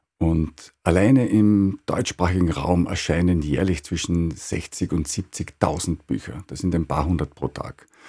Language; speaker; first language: German; native; German